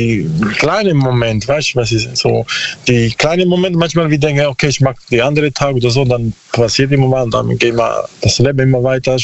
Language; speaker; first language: German; non-native, learner; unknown